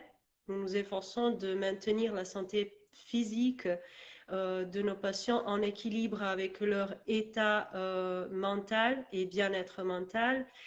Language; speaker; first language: French; non-native, learner; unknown